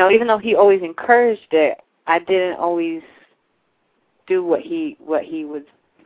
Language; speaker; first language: English; native; English